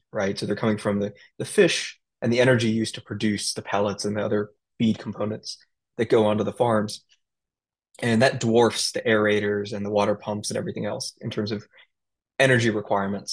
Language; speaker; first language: English; native; English